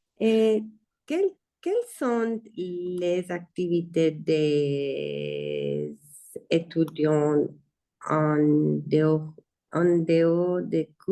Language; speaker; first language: French; non-native, learner; Spanish